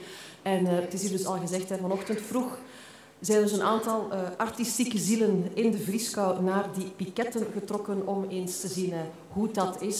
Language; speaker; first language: Dutch; native; Dutch